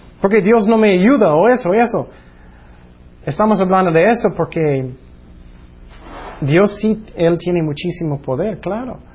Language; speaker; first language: Spanish; non-native, fluent; English